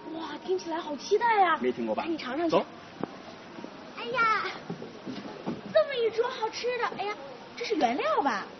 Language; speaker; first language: Chinese; native; Chinese